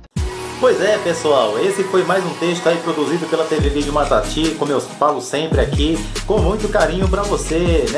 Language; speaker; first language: Portuguese; native; Portuguese